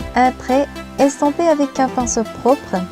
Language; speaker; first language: French; non-native, learner; Korean